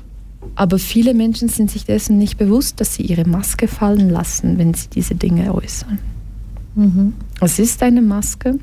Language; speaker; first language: German; early bilingual, other home language; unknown